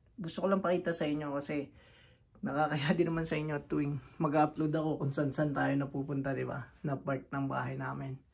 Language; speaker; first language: Filipino; native; Filipino